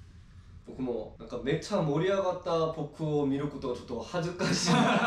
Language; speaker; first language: Japanese; non-native, fluent; Korean